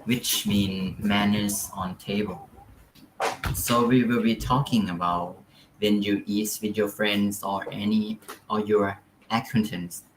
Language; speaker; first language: English; non-native, fluent; Thai